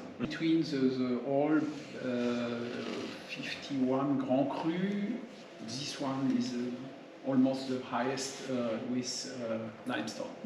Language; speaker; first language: English; non-native, learner; French